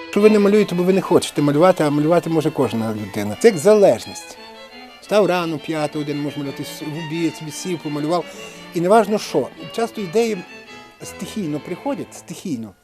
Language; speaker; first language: Ukrainian; native; Ukrainian